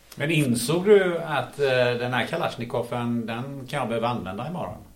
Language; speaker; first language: Swedish; native; Swedish